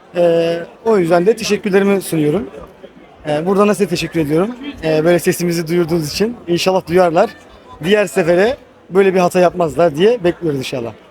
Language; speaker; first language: Turkish; native; Turkish